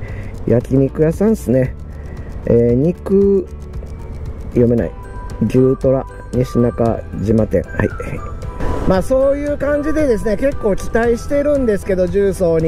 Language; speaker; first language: Japanese; native; Japanese